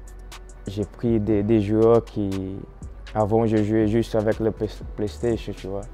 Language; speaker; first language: French; non-native, fluent; Portuguese